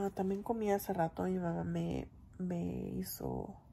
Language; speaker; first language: Spanish; early bilingual, heritage; Spanish